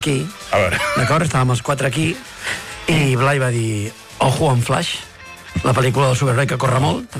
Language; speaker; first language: Catalan; native; Catalan